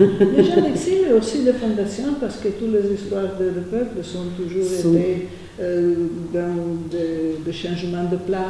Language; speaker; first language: French; non-native, fluent; Italian